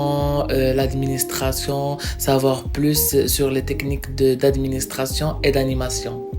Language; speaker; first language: French; non-native, local second language; Arabic